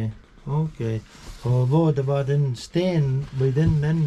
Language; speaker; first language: Danish; non-native, learner; Estonian